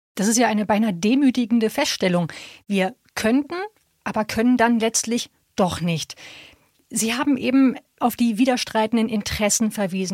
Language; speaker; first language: German; native; German